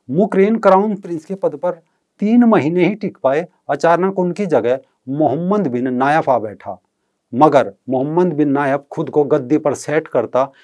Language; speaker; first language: Hindi; native; Hindi